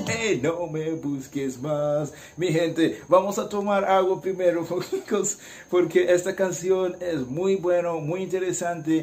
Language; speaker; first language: Spanish; non-native, learner; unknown